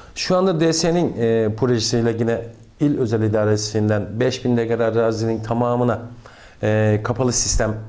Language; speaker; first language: Turkish; native; Turkish